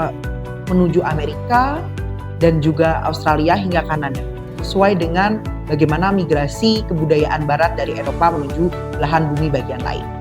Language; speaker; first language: Indonesian; native; Indonesian